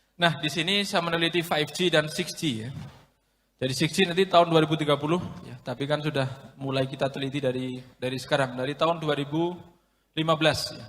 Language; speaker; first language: Indonesian; non-native, local second language; Javanese